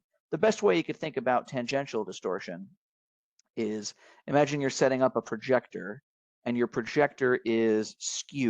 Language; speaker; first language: English; native; English